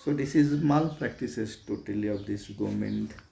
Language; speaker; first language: English; non-native, local second language; Marathi